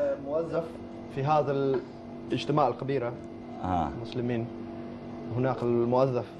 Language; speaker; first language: Arabic; non-native, learner; English